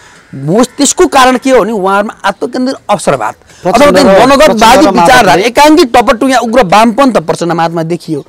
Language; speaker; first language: Nepali; native; Nepali